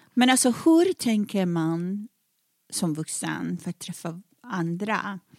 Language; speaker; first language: Swedish; early bilingual, other home language; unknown